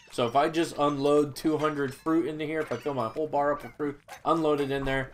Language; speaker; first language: English; native; English